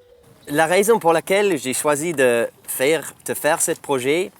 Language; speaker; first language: French; non-native, fluent; English